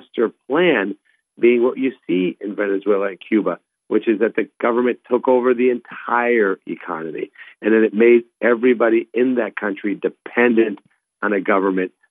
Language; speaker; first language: English; non-native, fluent; Spanish